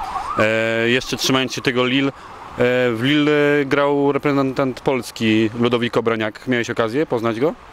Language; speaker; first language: Polish; native; Polish